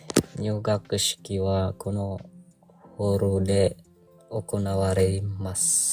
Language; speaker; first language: Japanese; non-native, learner; Filipino